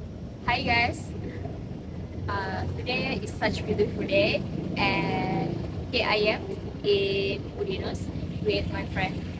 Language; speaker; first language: English; non-native, learner; Indonesian